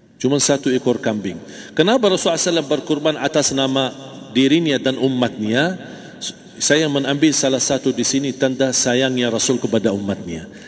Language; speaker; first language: Malay; non-native, fluent; Arabic